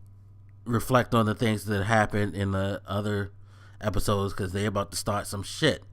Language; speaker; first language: English; native; English